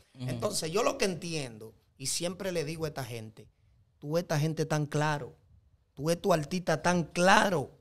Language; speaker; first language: Spanish; native; Spanish